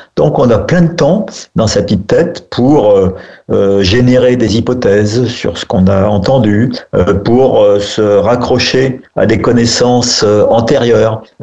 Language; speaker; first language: French; native; French